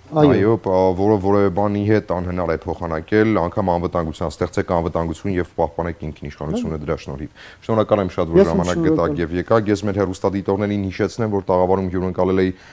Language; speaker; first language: Armenian; native; Armenian